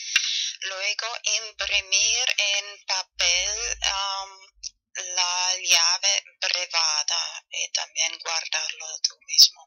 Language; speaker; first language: Spanish; non-native, fluent; German